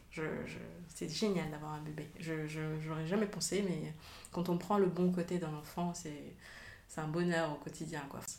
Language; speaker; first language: French; native; French